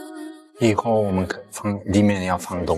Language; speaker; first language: Chinese; non-native, fluent; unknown